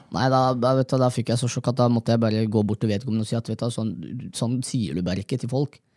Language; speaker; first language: Norwegian; early bilingual, other home language; Somali